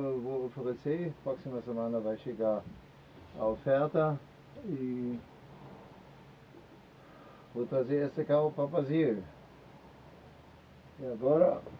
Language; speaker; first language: Portuguese; non-native, fluent; German